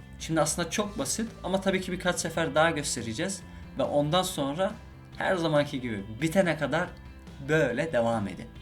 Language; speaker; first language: Turkish; early bilingual, heritage; Turkish